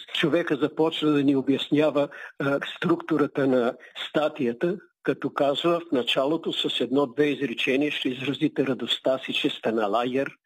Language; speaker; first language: Bulgarian; native; Bulgarian